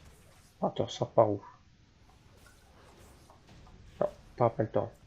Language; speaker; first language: French; native; French